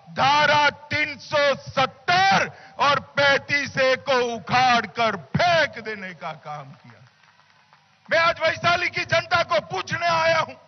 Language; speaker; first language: Hindi; non-native, local second language; Gujarati